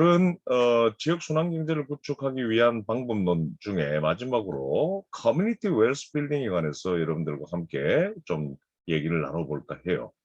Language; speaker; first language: Korean; native; Korean